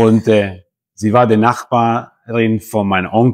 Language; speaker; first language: German; non-native, fluent; Spanish